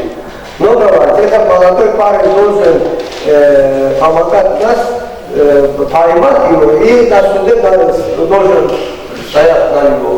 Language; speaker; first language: Russian; non-native, fluent; Azerbaijani